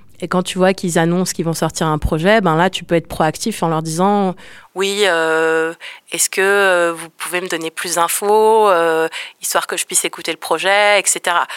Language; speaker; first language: French; native; French